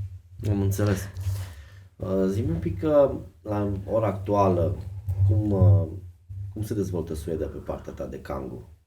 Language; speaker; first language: Romanian; native; Romanian